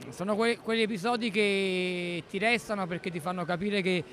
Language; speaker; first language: Italian; native; Italian